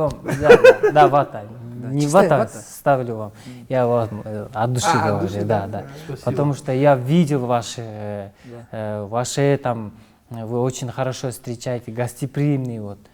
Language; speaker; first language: Russian; non-native, local second language; Kyrgyz